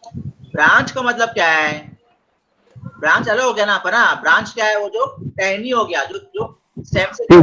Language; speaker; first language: Hindi; non-native, local second language; Marathi